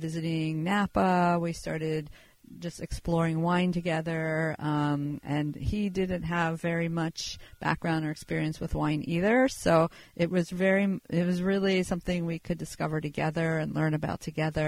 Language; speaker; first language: English; native; English